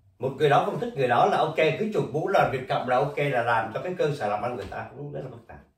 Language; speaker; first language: Vietnamese; native; Vietnamese